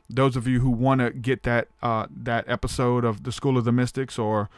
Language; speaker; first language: English; native; English